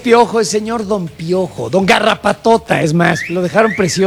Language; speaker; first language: Spanish; native; Spanish